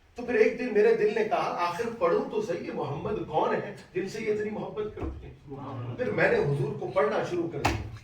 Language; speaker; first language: Urdu; native; Urdu